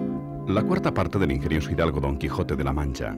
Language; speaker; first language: Spanish; native; Spanish